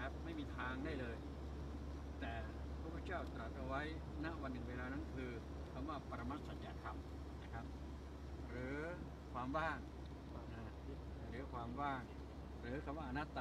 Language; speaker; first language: Thai; native; Thai